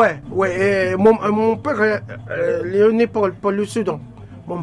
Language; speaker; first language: French; non-native, learner; Arabic